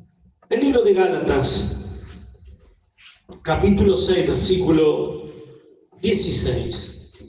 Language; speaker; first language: Spanish; native; Spanish